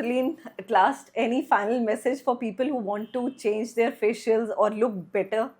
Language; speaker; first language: English; non-native, local second language; Punjabi